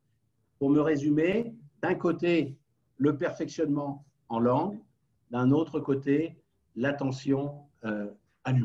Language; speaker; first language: French; native; French